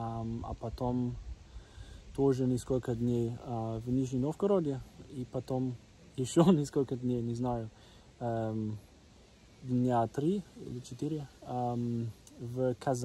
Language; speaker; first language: Russian; non-native, learner; German